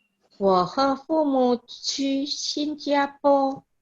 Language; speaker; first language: Chinese; non-native, learner; Indonesian